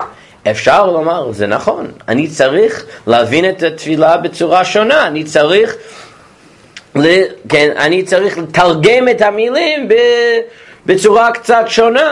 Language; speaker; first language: Hebrew; non-native, fluent; English